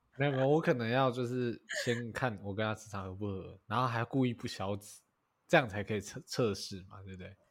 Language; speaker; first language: Chinese; native; Chinese